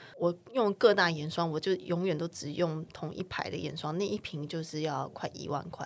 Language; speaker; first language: Chinese; native; Chinese